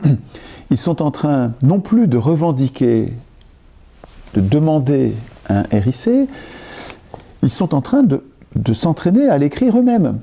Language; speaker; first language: French; native; French